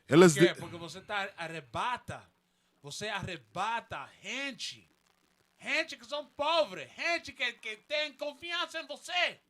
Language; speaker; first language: Portuguese; non-native, learner; Spanish